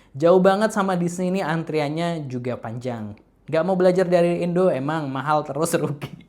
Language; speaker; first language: Indonesian; native; Indonesian